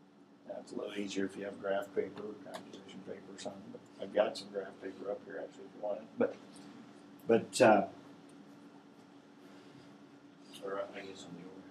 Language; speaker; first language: English; native; English